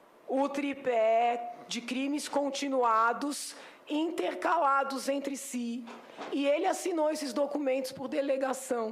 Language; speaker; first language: Portuguese; native; Portuguese